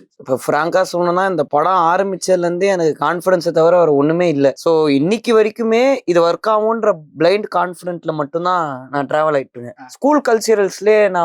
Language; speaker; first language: Tamil; native; Tamil